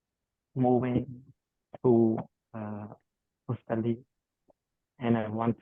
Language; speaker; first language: English; non-native, learner; Khmer